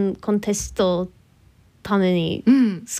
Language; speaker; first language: Japanese; non-native, learner; English